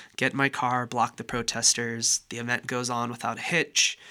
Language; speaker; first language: English; native; English